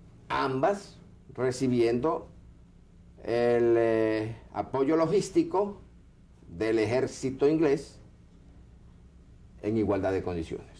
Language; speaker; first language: Spanish; native; Spanish